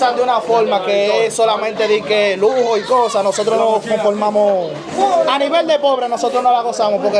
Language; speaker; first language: Spanish; native; Spanish